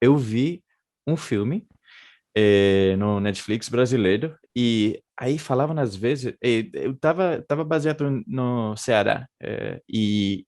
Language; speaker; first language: Portuguese; non-native, fluent; Spanish